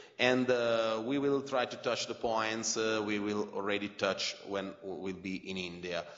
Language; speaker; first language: English; non-native, fluent; Italian